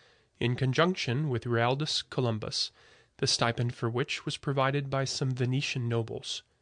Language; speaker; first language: English; native; English